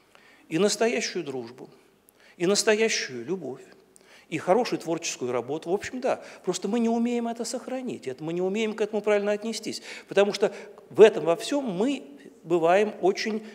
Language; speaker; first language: Russian; native; Russian